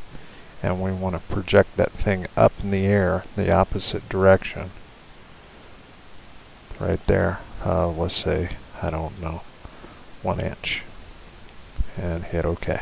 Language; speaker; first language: English; native; English